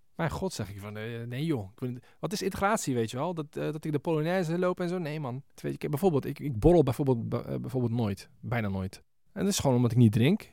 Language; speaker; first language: Dutch; early bilingual, other home language; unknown